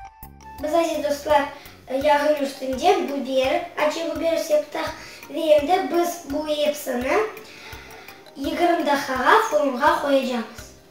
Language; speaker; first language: Turkish; early bilingual, heritage; Crimean Tatar